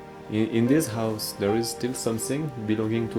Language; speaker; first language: English; non-native, learner; French